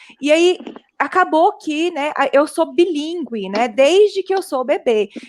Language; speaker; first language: Portuguese; early bilingual, heritage; Portuguese